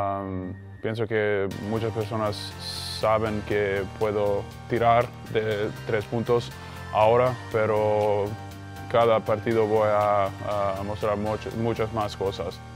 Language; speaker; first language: Spanish; non-native, fluent; Croatian